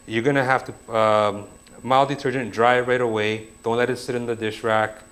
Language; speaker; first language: English; native; English